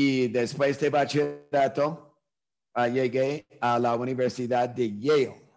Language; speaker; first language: Spanish; non-native, fluent; English